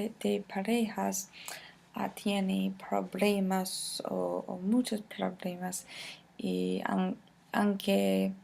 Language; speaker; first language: Spanish; non-native, fluent; English